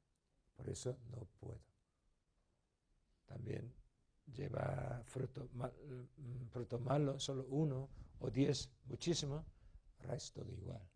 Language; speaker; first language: Spanish; non-native, learner; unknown